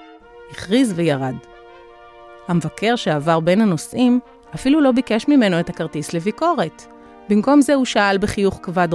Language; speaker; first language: Hebrew; native; Hebrew